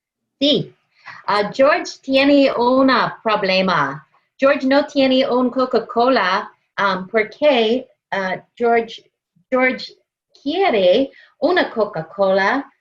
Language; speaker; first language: Spanish; non-native, learner; English